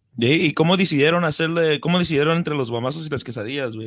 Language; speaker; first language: Spanish; early bilingual, heritage; Spanish